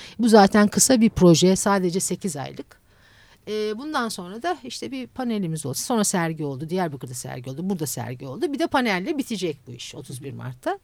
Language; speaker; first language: Turkish; native; Turkish